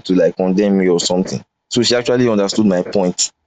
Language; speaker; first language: English; non-native, local second language; Bini